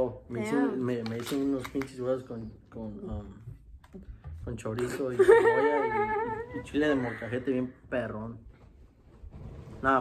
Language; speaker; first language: Spanish; early bilingual, other home language; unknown